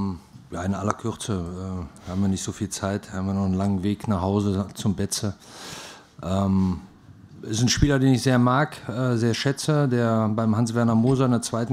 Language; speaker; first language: German; native; German